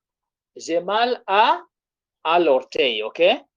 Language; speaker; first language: French; non-native, fluent; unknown